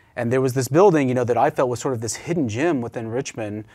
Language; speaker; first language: English; native; English